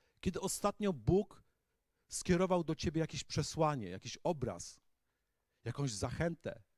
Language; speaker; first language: Polish; native; Polish